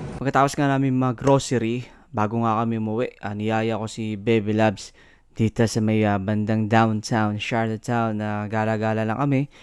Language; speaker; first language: Filipino; native; Filipino